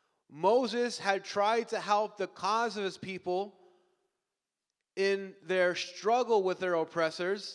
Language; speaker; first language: English; early bilingual, other home language; Spanish